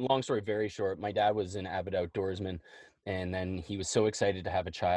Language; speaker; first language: English; native; English